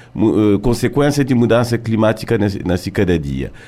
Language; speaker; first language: Portuguese; early bilingual, heritage; French